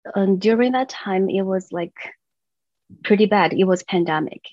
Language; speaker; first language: English; non-native, fluent; Chinese